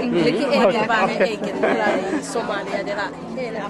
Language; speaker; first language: Norwegian; non-native, learner; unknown